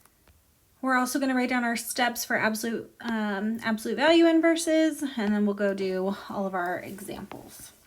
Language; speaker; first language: English; native; English